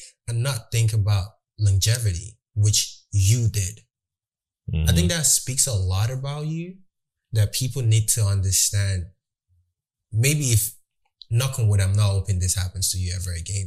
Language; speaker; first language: English; non-native, local second language; Yoruba